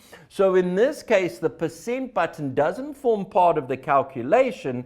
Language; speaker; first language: English; native; English